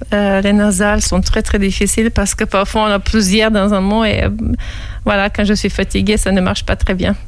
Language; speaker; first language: French; non-native, fluent; Serbian